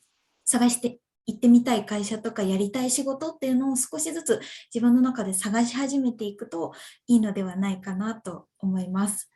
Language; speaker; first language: Japanese; native; Japanese